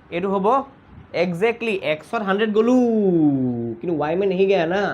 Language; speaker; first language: Hindi; non-native, local second language; Assamese